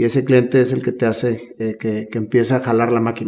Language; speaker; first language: Spanish; native; Spanish